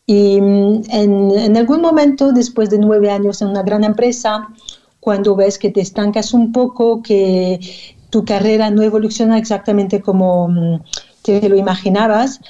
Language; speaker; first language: Spanish; non-native, fluent; French